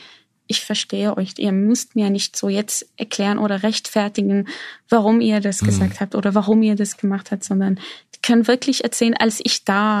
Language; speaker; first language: German; non-native, fluent; Arabic